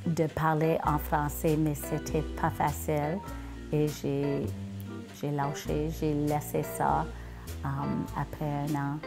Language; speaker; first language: French; non-native, local second language; English